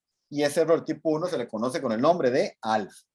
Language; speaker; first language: Spanish; native; Spanish